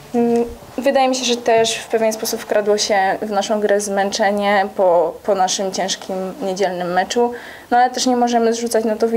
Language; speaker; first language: Polish; native; Polish